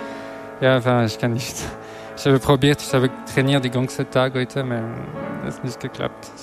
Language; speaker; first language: German; non-native, learner; French